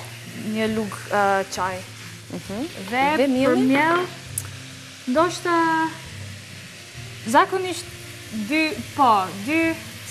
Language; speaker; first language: Albanian; non-native, learner; English